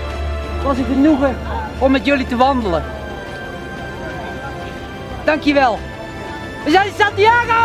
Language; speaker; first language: Dutch; non-native, fluent; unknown